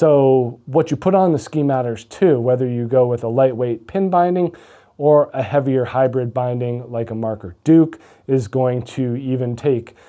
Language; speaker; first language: English; native; English